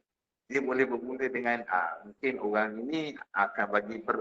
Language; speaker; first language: Malay; native; Malay